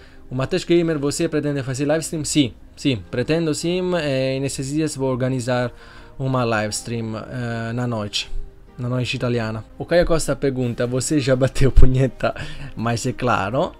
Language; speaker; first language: Portuguese; non-native, learner; Italian